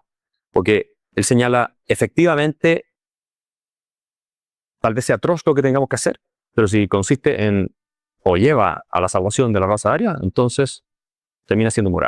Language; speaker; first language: Spanish; native; Spanish